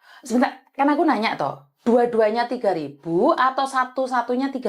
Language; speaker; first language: Malay; native; Malay